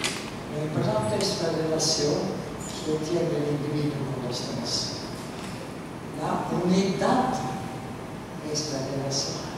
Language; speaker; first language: Spanish; non-native, fluent; Norwegian